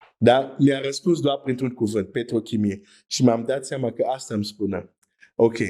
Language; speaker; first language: Romanian; non-native, fluent; French